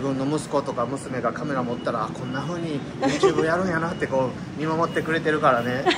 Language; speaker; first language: Japanese; native; Japanese